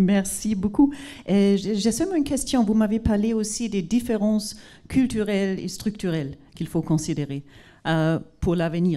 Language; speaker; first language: French; non-native, fluent; German